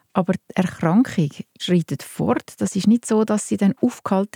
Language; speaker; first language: German; native; German